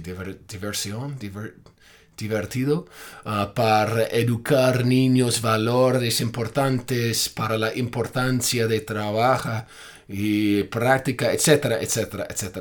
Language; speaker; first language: Spanish; non-native, fluent; English